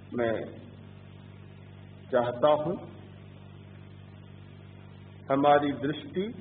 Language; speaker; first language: Hindi; native; Hindi